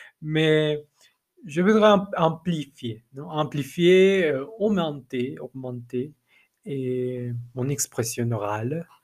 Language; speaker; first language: French; non-native, learner; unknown